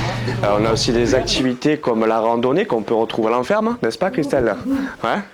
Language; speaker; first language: French; native; French